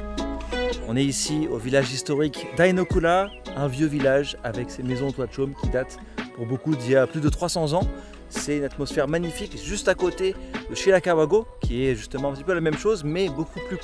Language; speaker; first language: French; native; French